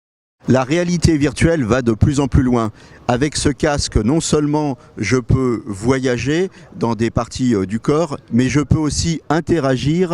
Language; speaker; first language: French; native; French